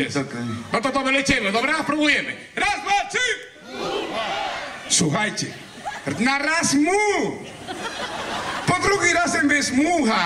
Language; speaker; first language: Polish; non-native, learner; Spanish